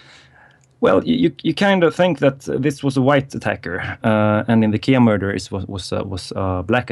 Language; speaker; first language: English; non-native, fluent; Swedish